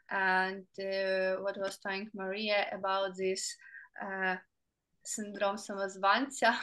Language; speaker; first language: English; non-native, learner; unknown